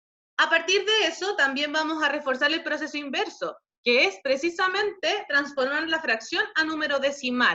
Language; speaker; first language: Spanish; native; Spanish